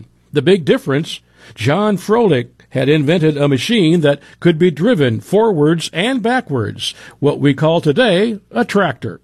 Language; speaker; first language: English; native; English